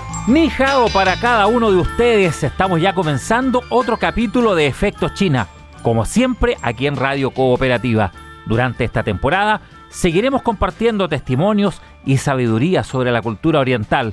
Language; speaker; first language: Spanish; native; Spanish